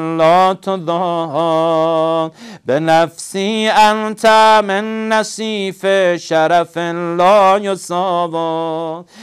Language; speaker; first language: Arabic; non-native, fluent; Persian